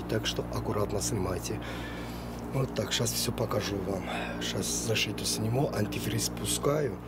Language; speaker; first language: Russian; non-native, fluent; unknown